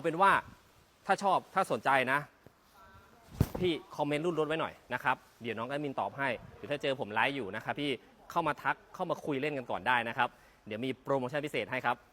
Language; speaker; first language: Thai; native; Thai